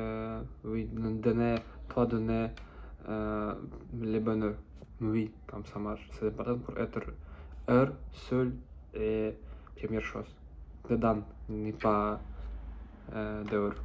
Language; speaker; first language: French; non-native, learner; Russian